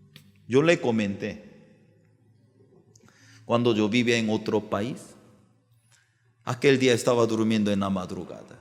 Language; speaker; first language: Spanish; non-native, learner; Korean